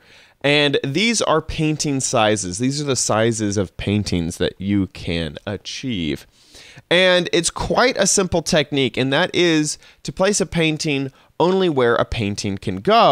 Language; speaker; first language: English; native; English